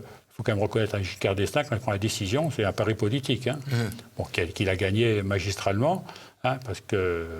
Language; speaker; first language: French; native; French